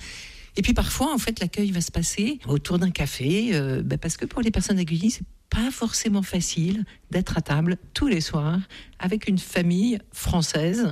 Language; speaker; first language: French; native; French